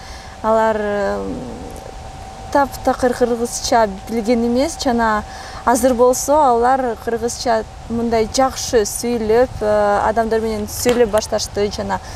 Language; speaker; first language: Kyrgyz; early bilingual, other home language; Russian